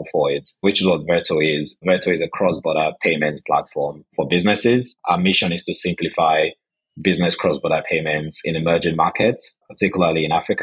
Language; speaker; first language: English; non-native, local second language; Yoruba